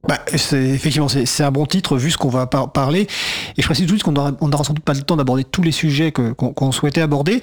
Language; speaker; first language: French; native; French